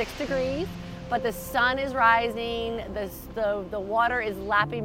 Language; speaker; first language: English; native; English